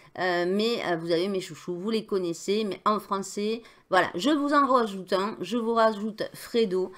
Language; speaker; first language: French; native; French